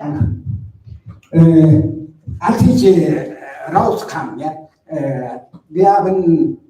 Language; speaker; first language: German; non-native, learner; Mongolian